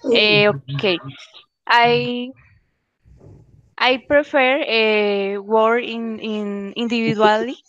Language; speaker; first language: English; non-native, learner; Spanish